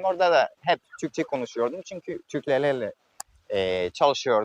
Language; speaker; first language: Turkish; non-native, fluent; French